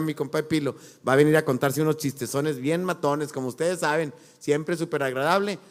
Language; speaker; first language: Spanish; native; Spanish